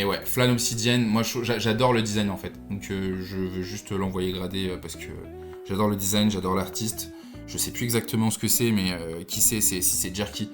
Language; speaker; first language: French; native; French